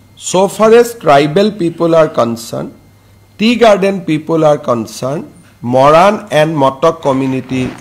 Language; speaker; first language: English; non-native, local second language; Assamese